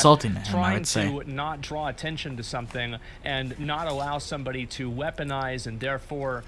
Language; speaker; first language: English; native; English